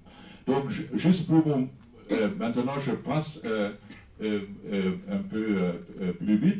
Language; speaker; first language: French; non-native, fluent; German